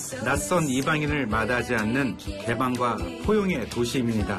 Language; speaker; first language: Korean; native; Korean